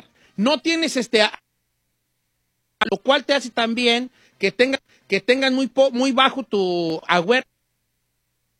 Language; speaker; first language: Spanish; native; Spanish